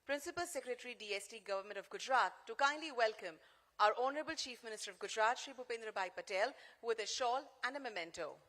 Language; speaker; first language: English; non-native, local second language; Gujarati